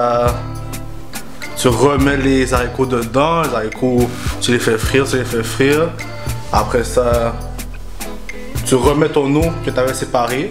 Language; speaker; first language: French; early bilingual, other home language; Haitian Creole